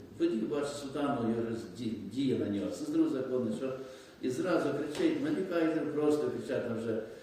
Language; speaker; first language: Ukrainian; native; Ukrainian